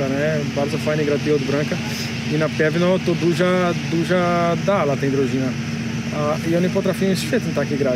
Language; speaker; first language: Polish; non-native, learner; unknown